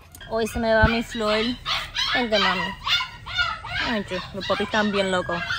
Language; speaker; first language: Spanish; native; Spanish